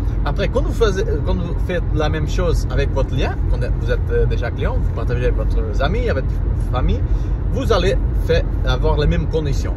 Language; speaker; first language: French; non-native, learner; Portuguese